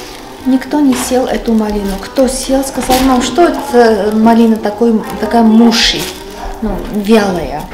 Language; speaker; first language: Russian; non-native, fluent; Armenian